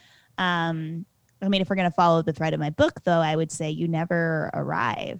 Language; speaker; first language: English; native; English